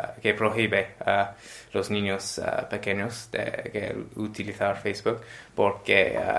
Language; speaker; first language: Spanish; non-native, learner; English